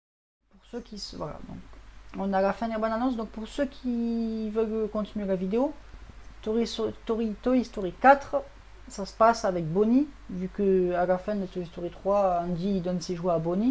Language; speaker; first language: French; native; French